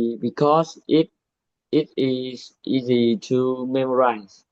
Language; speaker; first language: English; non-native, learner; Vietnamese